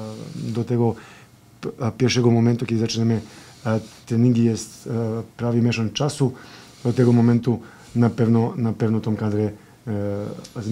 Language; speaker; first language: Polish; non-native, fluent; Serbian